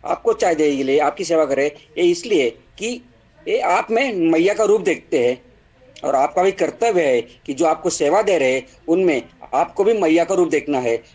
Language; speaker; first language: Hindi; non-native, local second language; Marathi